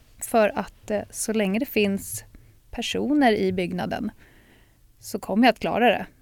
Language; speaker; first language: Swedish; native; Swedish